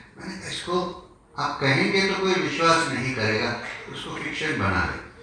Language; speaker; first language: Hindi; non-native, local second language; Malayalam